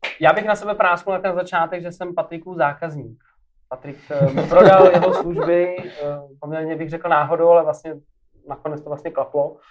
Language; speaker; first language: Czech; native; Czech